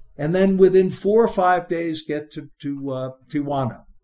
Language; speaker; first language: English; native; English